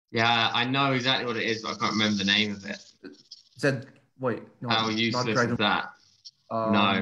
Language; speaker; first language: English; non-native, fluent; Portuguese